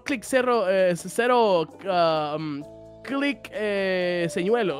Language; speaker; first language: Spanish; native; Spanish